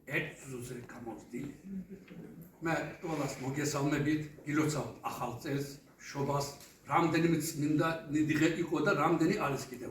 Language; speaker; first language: Georgian; non-native, fluent; Turkish